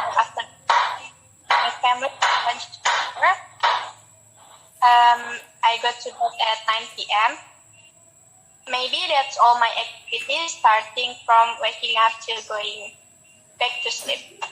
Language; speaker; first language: English; non-native, learner; Indonesian